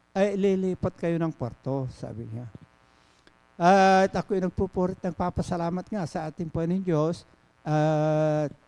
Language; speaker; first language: Filipino; non-native, local second language; Pangasinan